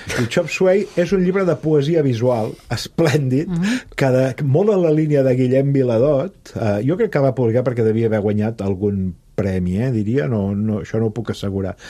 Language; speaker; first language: Catalan; native; Catalan